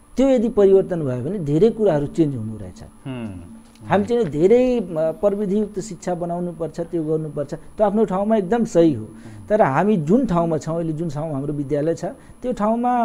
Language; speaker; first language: Nepali; non-native, local second language; Awadhi